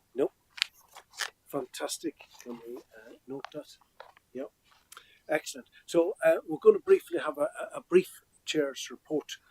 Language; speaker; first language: English; native; English